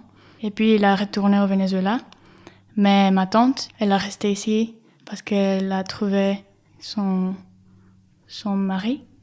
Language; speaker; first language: French; non-native, learner; Spanish